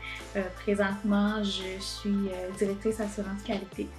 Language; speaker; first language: French; non-native, local second language; Haitian Creole